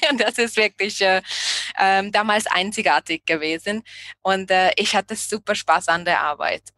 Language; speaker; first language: German; non-native, fluent; Hungarian